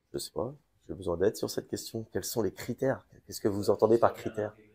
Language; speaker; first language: French; native; French